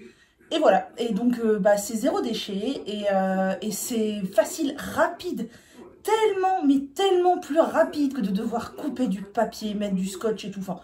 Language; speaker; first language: French; native; French